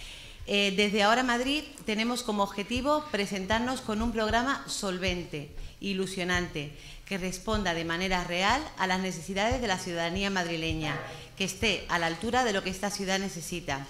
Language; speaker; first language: Spanish; native; Spanish